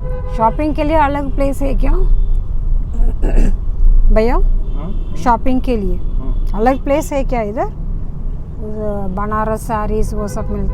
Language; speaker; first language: Hindi; non-native, local second language; Tamil